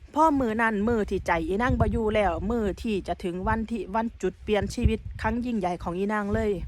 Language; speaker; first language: Thai; native; Thai